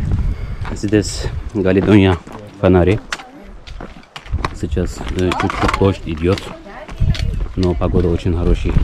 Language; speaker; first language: Russian; non-native, learner; Turkish